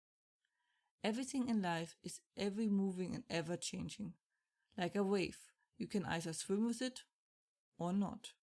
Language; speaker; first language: English; non-native, fluent; German